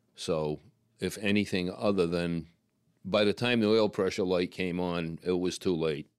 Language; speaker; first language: English; native; English